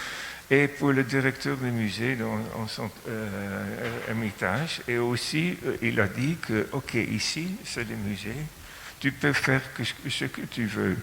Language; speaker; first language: French; non-native, fluent; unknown